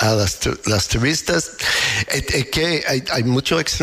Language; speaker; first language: Spanish; non-native, learner; English